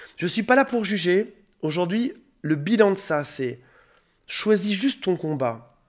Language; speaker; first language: French; native; French